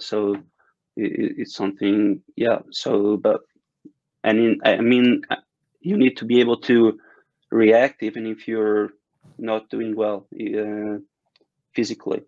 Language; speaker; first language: English; non-native, fluent; Italian